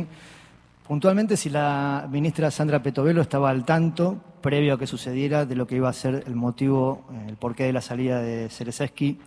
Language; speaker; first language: Spanish; native; Spanish